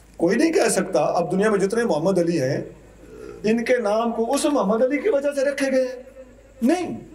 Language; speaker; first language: Urdu; non-native, local second language; Punjabi